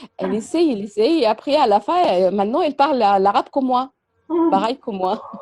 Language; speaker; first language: French; non-native, learner; Arabic